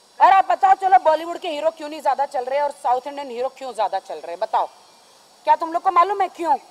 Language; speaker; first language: Hindi; native; Hindi